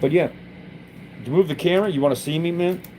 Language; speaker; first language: English; native; English